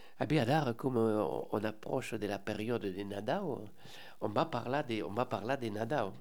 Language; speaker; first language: French; native; French